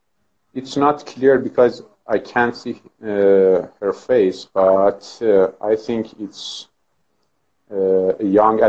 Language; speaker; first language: English; non-native, fluent; Persian